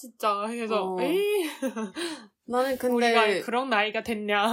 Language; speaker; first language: Korean; non-native, learner; Chinese